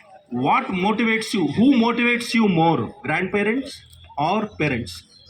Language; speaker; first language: English; non-native, local second language; Telugu